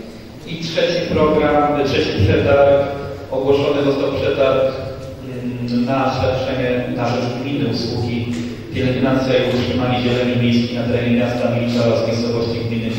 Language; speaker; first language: Polish; native; Polish